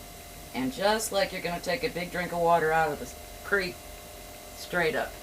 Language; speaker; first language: English; native; English